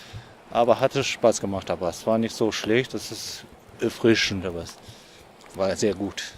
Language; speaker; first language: German; non-native, fluent; Mongolian